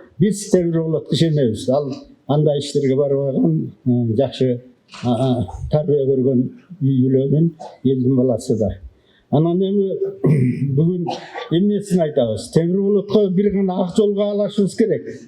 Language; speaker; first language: Kyrgyz; native; Kyrgyz